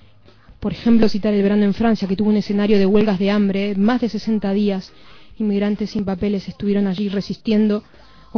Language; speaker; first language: Spanish; native; Spanish